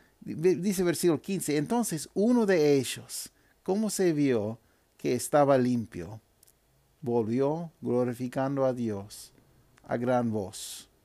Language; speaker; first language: Spanish; non-native, fluent; English